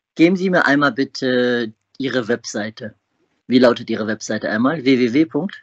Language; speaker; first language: German; native; German